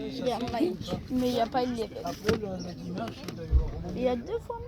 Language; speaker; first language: French; native; French